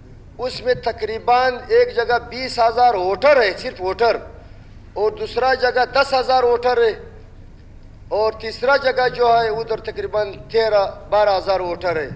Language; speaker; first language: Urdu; non-native, local second language; Pashto